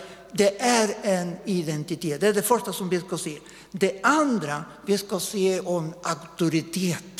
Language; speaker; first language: Swedish; non-native, fluent; Spanish